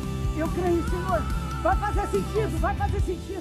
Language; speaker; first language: Portuguese; native; Portuguese